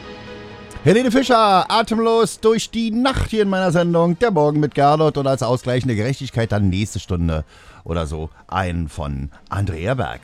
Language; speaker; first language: German; native; German